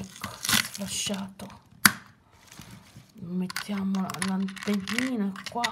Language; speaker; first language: Italian; native; Italian